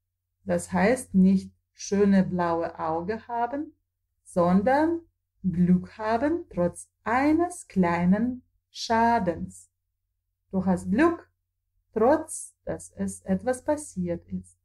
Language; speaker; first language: German; non-native, fluent; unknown